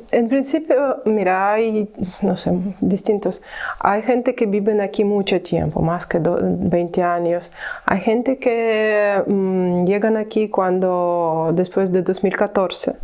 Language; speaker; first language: Spanish; non-native, learner; Ukrainian